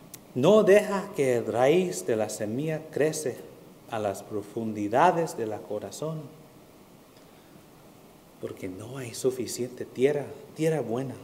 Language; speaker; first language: Spanish; early bilingual, heritage; Spanish